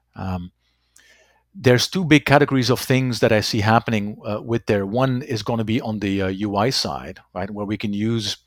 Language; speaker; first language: English; non-native, fluent; Dutch